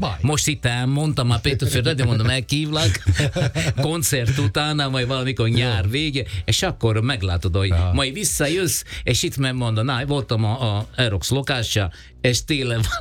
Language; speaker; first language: Hungarian; non-native, fluent; Italian